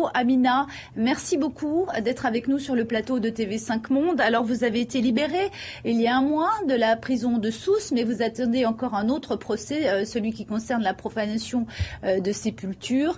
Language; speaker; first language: French; native; French